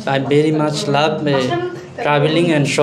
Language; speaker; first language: English; non-native, learner; Bangla